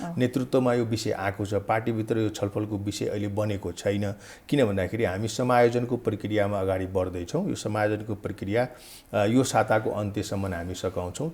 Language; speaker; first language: Nepali; non-native, local second language; Maithili